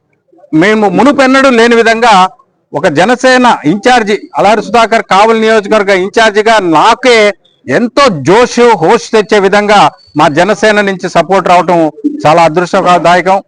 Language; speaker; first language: Telugu; native; Telugu